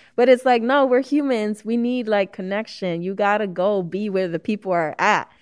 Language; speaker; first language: English; early bilingual, other home language; Spanish